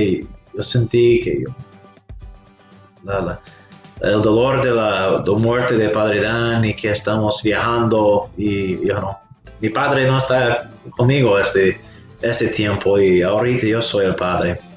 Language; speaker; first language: Spanish; non-native, fluent; English